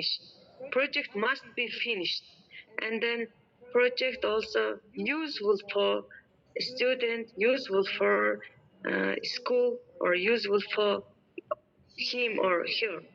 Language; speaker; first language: English; non-native, learner; Mongolian